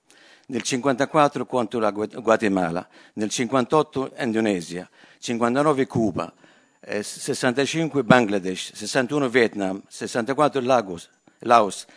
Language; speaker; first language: Italian; non-native, fluent; Arabic